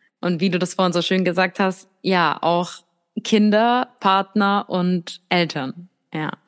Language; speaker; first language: German; native; German